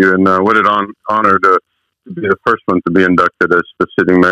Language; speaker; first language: English; early bilingual, other home language; Spanish